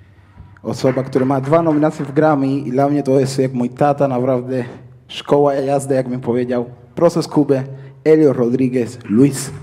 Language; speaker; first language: Polish; non-native, fluent; Spanish